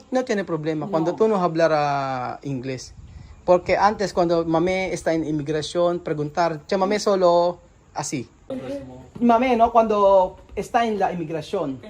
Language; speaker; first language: Spanish; non-native, learner; Filipino